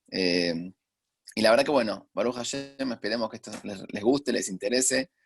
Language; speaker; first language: Spanish; native; Spanish